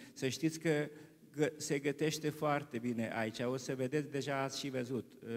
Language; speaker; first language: Romanian; non-native, local second language; Hungarian